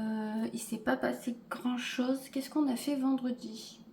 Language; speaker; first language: French; native; French